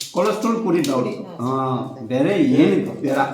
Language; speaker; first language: Kannada; non-native, local second language; Tibetan